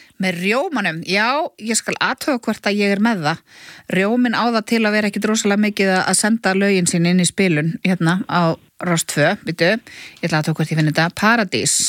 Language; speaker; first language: Icelandic; native; Icelandic